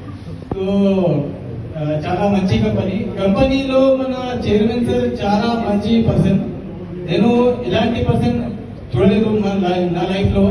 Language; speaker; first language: Telugu; non-native, local second language; Hindi